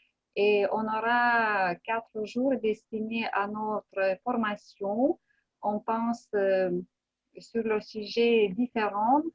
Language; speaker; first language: French; non-native, fluent; Lithuanian